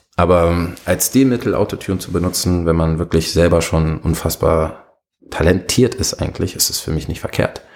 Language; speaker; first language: German; early bilingual, other home language; Arabic